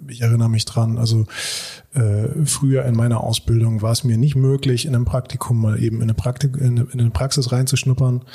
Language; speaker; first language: German; native; German